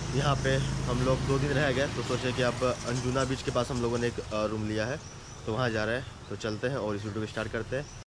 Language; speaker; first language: Hindi; native; Hindi